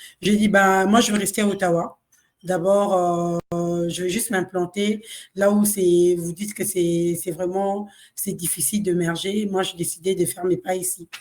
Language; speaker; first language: French; non-native, local second language; Kongo